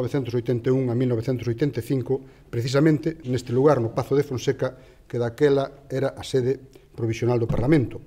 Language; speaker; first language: Galician; native; Galician